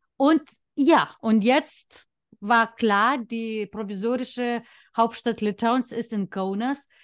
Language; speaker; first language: German; non-native, fluent; Lithuanian